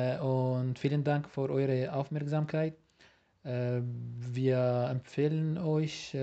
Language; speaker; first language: German; non-native, learner; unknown